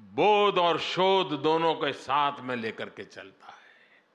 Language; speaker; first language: Hindi; non-native, local second language; Gujarati